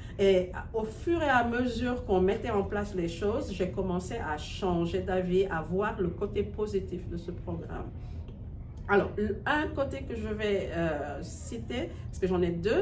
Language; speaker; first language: French; non-native, local second language; Wolof